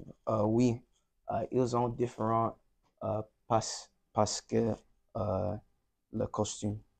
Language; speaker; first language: French; non-native, learner; English